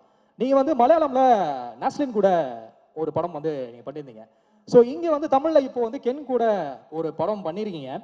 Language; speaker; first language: Tamil; native; Tamil